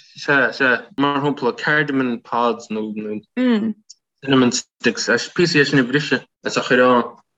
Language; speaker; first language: Irish; native; Irish